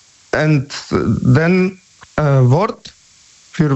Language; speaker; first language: German; non-native, learner; Polish